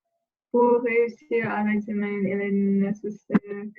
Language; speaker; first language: French; non-native, learner; English